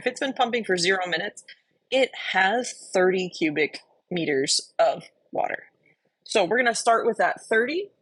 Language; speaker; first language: English; native; English